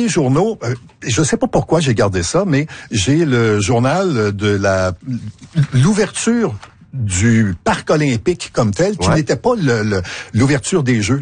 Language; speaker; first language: French; native; French